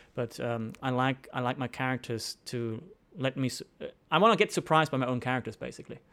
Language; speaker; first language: English; non-native, fluent; German